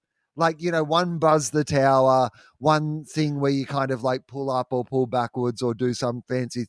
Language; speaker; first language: English; native; English